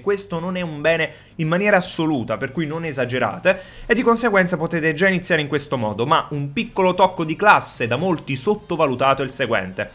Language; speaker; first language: Italian; native; Italian